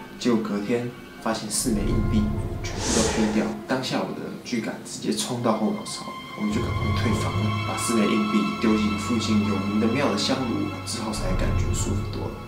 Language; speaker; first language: Chinese; native; Chinese